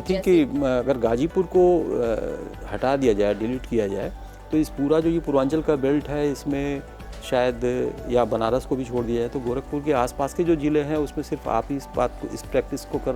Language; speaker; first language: Hindi; native; Hindi